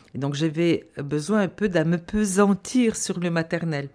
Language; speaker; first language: French; non-native, fluent; Bulgarian